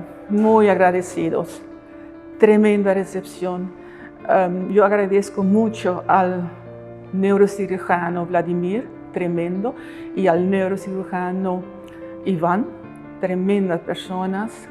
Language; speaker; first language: Spanish; non-native, fluent; Papiamento